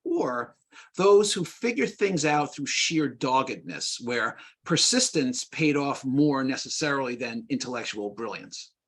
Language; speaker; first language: English; native; English